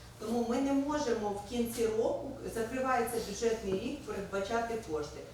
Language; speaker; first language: Ukrainian; native; Ukrainian